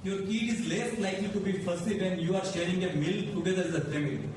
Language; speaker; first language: English; non-native, local second language; Gujarati